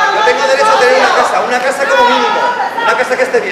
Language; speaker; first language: Spanish; native; Spanish